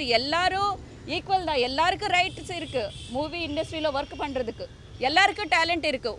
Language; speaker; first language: Tamil; non-native, learner; Telugu